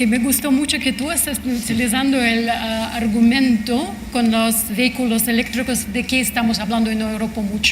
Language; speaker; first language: Spanish; non-native, fluent; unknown